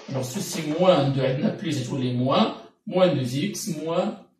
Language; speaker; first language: French; non-native, local second language; Arabic